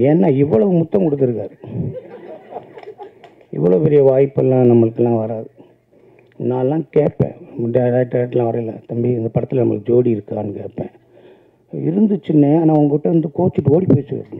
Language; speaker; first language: Tamil; native; Tamil